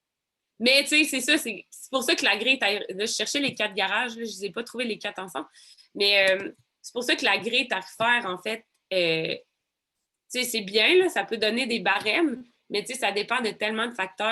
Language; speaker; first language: French; native; French